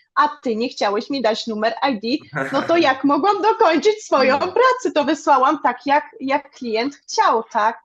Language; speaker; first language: Polish; early bilingual, other home language; German